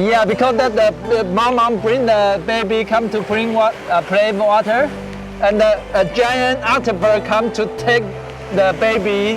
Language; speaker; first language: English; non-native, learner; Chinese